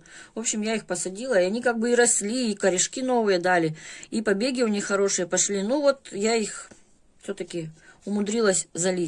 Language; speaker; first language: Russian; native; Russian